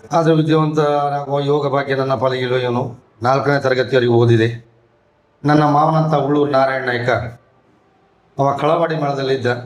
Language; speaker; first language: Kannada; native; Kannada